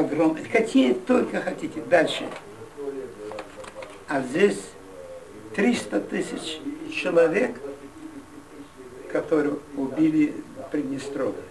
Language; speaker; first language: Russian; non-native, fluent; Yiddish